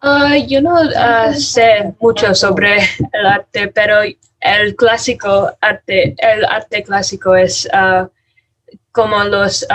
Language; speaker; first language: Spanish; non-native, learner; English